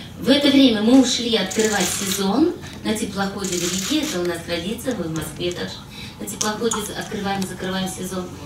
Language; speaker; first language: Russian; native; Russian